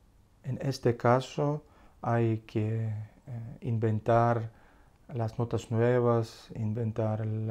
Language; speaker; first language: Spanish; non-native, learner; Russian